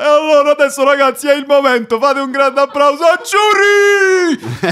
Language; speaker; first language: Italian; native; Italian